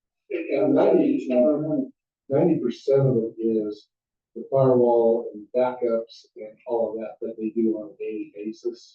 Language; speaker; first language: English; native; English